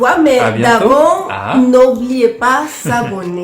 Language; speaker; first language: French; non-native, fluent; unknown